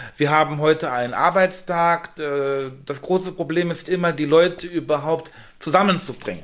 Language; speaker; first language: German; native; German